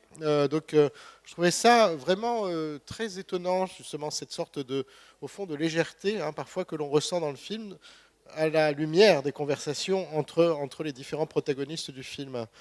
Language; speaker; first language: French; native; French